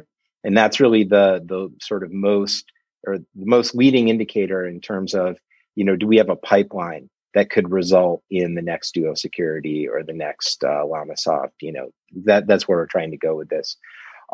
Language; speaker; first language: English; native; English